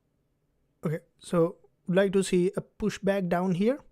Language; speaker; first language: English; non-native, fluent; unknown